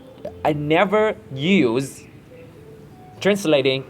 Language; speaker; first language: English; non-native, learner; Vietnamese